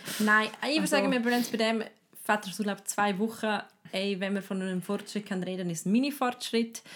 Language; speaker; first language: German; native; German